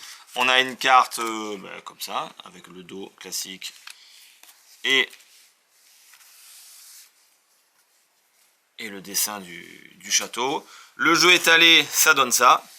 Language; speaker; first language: French; native; French